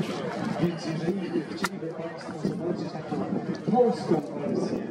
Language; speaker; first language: Polish; native; Polish